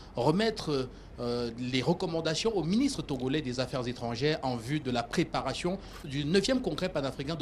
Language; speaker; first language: French; native; French